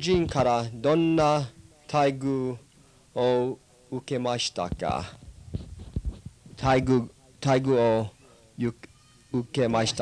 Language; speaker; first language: Japanese; early bilingual, heritage; English